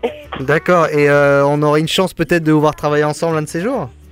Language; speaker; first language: French; native; French